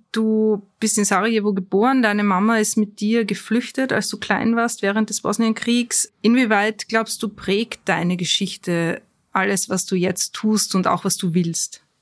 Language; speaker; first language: German; native; German